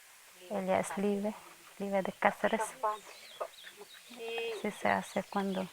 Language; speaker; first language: Spanish; non-native, local second language; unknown